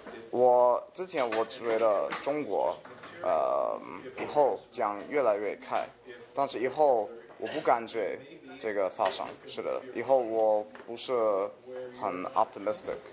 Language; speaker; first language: Chinese; non-native, learner; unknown